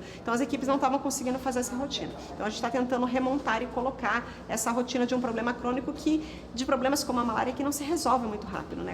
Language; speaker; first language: Portuguese; native; Portuguese